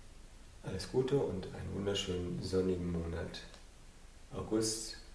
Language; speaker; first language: German; non-native, fluent; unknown